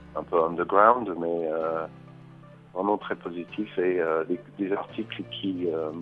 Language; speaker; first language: French; non-native, fluent; English